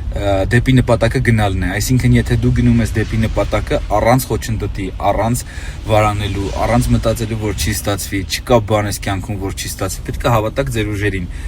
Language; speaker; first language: Armenian; native; Armenian